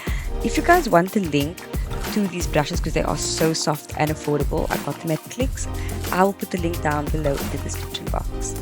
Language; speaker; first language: English; native; English